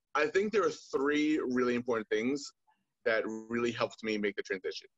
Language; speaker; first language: English; native; English